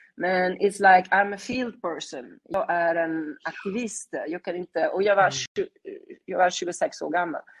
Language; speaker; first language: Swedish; non-native, fluent; Italian